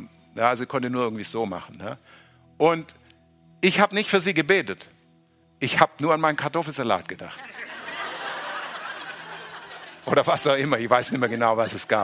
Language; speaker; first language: German; native; German